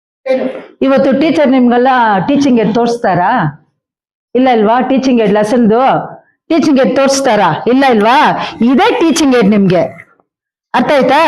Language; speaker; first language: Kannada; non-native, local second language; Tamil